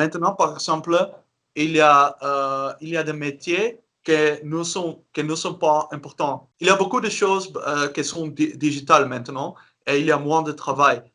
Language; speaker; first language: French; non-native, learner; Dutch